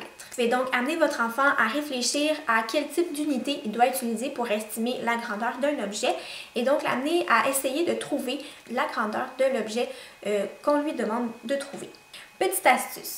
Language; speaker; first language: French; native; French